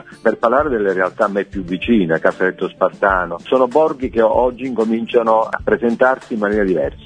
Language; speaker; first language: Italian; native; Italian